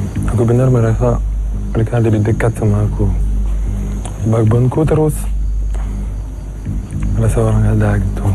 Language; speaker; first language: Indonesian; non-native, fluent; English